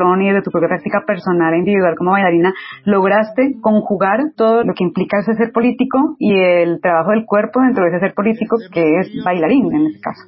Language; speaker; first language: Spanish; native; Spanish